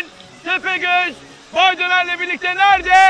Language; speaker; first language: Turkish; native; Turkish